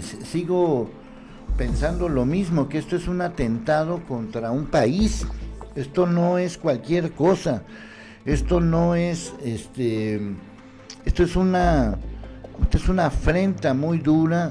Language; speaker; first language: Spanish; native; Spanish